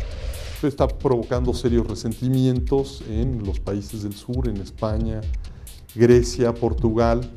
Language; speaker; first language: Spanish; native; Spanish